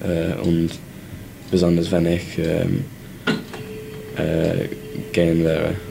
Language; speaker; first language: German; non-native, learner; English